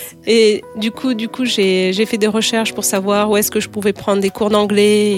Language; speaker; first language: French; native; French